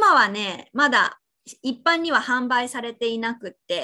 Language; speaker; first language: Japanese; native; Japanese